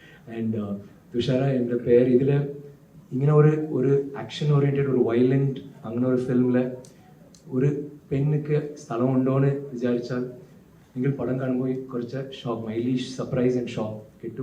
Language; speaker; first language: Malayalam; non-native, learner; Tamil